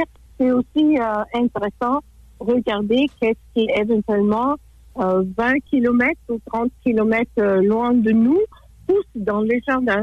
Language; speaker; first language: French; non-native, fluent; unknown